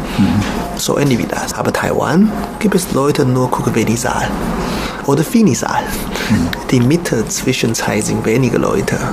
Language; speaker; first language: German; non-native, learner; Chinese